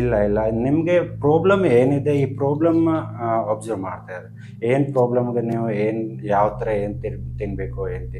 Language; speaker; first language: Kannada; non-native, local second language; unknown